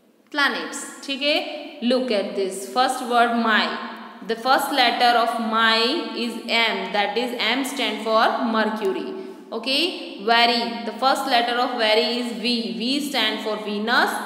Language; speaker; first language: English; non-native, local second language; Hindi